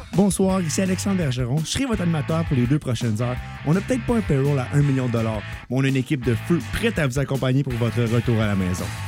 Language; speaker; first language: French; native; French